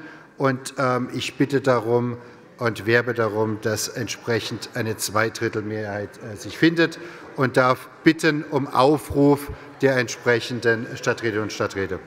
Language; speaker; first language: German; native; German